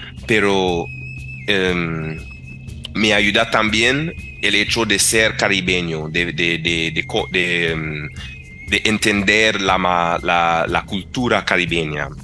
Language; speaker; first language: Spanish; non-native, fluent; English